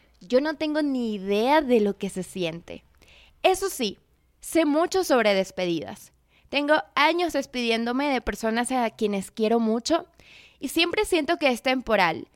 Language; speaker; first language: Spanish; native; Spanish